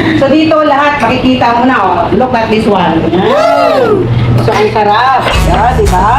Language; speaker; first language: Filipino; native; Filipino